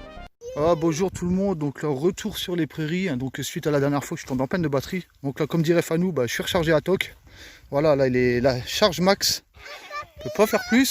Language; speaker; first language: French; native; French